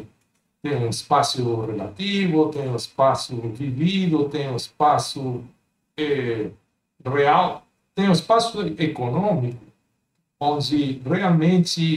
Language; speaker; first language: Portuguese; non-native, fluent; Spanish